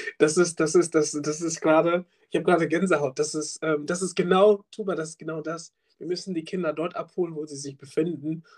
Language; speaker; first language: German; early bilingual, other home language; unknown